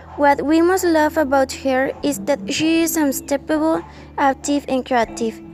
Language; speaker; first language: English; non-native, fluent; Spanish